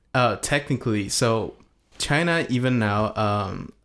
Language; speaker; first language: English; non-native, fluent; Chinese